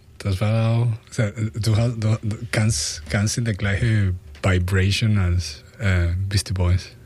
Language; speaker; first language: German; non-native, fluent; Spanish